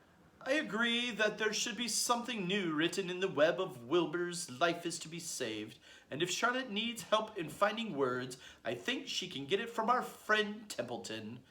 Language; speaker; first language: English; native; English